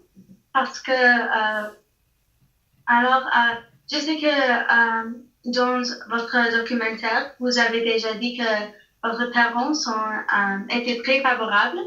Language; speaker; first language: French; non-native, learner; English